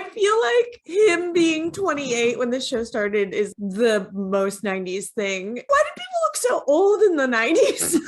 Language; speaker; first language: English; native; English